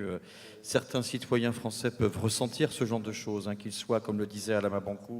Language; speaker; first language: French; native; French